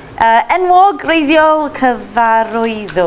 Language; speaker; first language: Welsh; non-native, learner; English